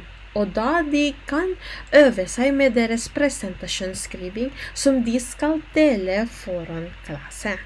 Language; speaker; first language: Norwegian; non-native, learner; Filipino